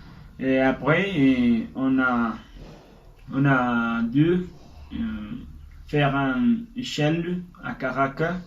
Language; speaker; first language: French; non-native, learner; Spanish